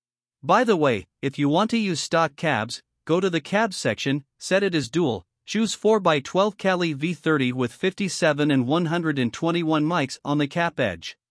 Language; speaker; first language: English; non-native, fluent; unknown